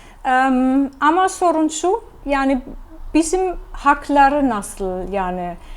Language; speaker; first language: Turkish; non-native, fluent; German